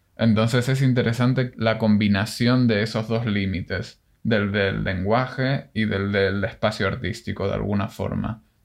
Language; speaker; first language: Spanish; non-native, fluent; Hebrew